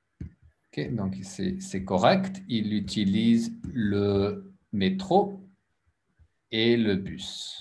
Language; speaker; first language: French; non-native, learner; English